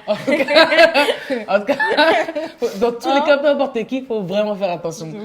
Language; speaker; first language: French; native; French